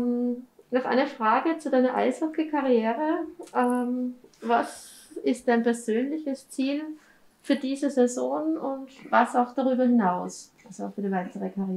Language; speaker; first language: German; native; German